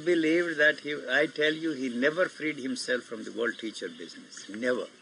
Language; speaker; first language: English; non-native, local second language; Telugu